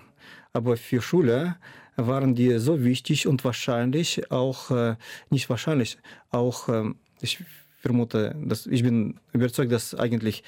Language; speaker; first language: German; non-native, fluent; Russian